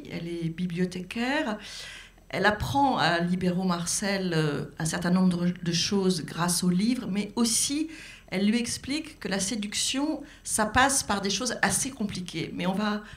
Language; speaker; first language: French; native; French